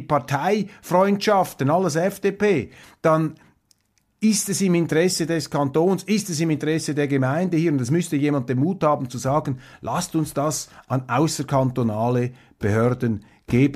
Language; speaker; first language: German; native; German